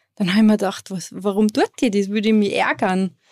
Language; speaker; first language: German; native; German